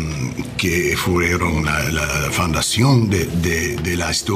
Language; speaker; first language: Spanish; non-native, learner; English